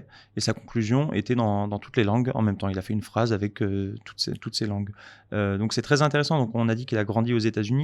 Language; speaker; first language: French; native; French